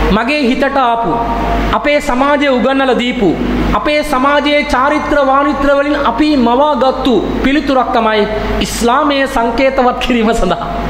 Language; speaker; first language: Sinhala; non-native, local second language; Tamil